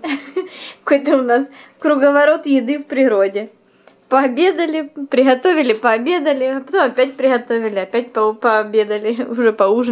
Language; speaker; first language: Russian; native; Russian